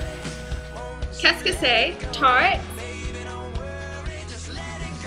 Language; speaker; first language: French; non-native, learner; English